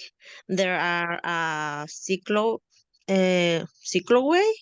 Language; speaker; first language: English; non-native, learner; Spanish